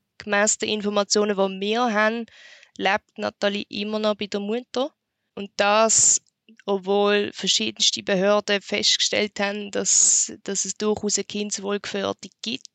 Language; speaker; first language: German; native; German